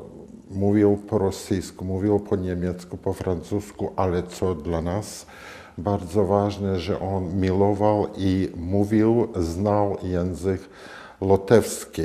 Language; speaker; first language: Polish; non-native, fluent; Latvian